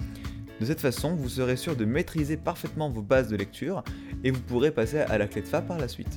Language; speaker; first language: French; native; French